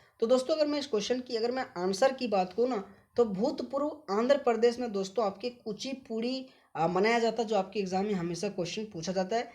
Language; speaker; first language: Hindi; native; Hindi